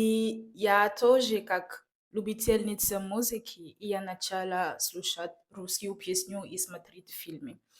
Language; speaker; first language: Russian; non-native, fluent; Fon